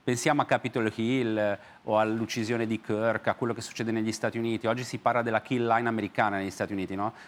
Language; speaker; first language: Italian; native; Italian